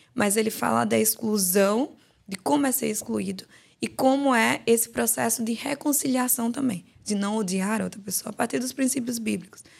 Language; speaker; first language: Portuguese; native; Portuguese